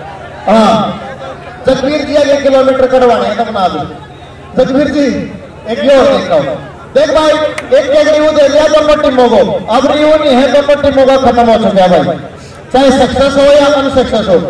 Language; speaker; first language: Hindi; native; Hindi